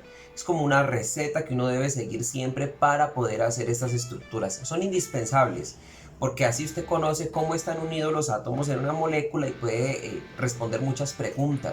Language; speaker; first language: Spanish; native; Spanish